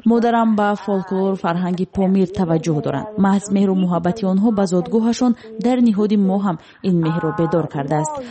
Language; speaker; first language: Tajik; non-native, local second language; Shughni